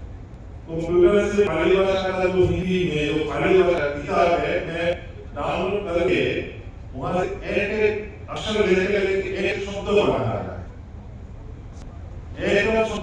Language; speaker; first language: Hindi; non-native, learner; Bangla